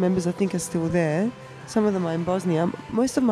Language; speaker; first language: English; early bilingual, other home language; German